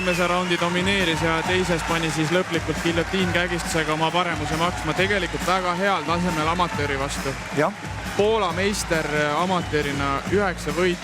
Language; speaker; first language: Estonian; native; Estonian